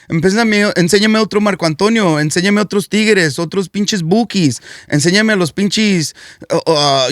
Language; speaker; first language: Spanish; early bilingual, heritage; Spanish